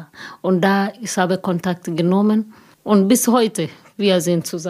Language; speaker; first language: German; non-native, learner; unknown